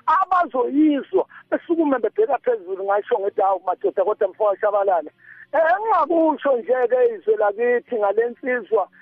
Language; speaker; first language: Zulu; native; Zulu